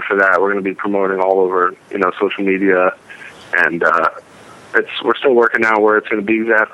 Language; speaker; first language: English; native; English